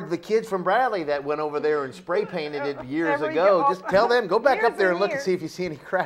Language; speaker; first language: English; native; English